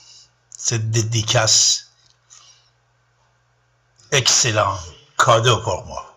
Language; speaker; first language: French; non-native, fluent; Persian